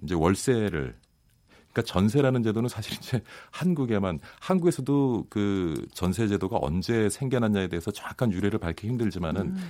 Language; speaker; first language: Korean; native; Korean